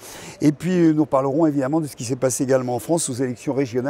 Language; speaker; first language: French; native; French